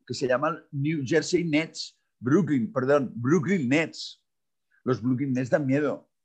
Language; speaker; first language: Spanish; non-native, local second language; Catalan